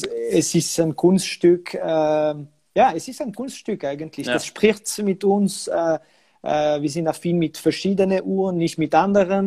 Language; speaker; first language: German; non-native, local second language; French